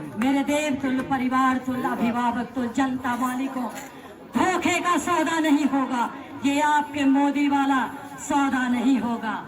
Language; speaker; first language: Hindi; native; Hindi